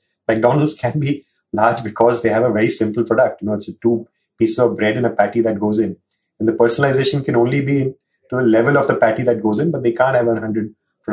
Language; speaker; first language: English; non-native, local second language; Hindi